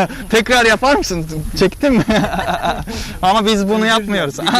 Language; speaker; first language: Turkish; non-native, fluent; Japanese